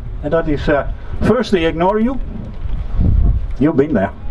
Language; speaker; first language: English; non-native, fluent; Dutch